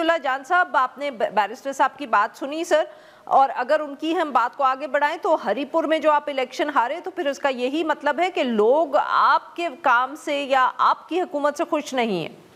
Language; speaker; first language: Urdu; native; Urdu